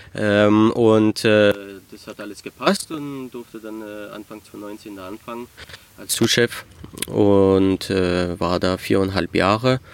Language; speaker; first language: German; early bilingual, heritage; French